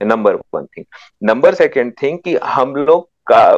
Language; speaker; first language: Hindi; native; Hindi